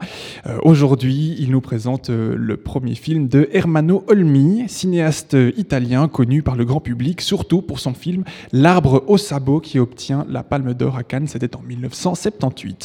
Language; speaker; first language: French; native; French